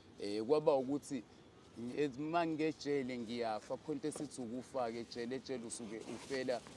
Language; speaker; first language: Zulu; native; Zulu